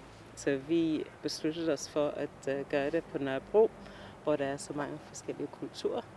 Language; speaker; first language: Danish; non-native, fluent; English